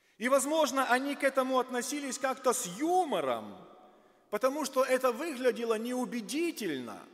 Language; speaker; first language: Russian; native; Russian